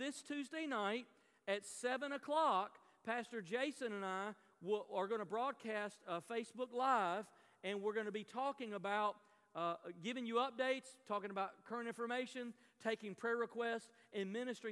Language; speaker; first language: English; native; English